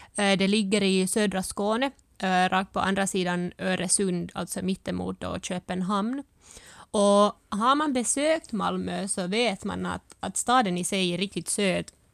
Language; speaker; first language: Swedish; early bilingual, other home language; Finnish